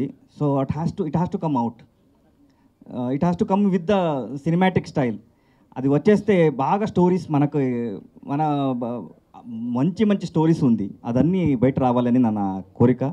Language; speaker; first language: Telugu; non-native, learner; Kannada